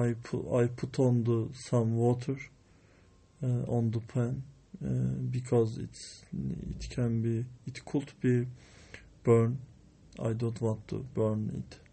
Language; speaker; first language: English; non-native, learner; Turkish